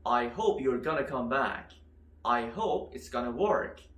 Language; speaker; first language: English; non-native, fluent; Persian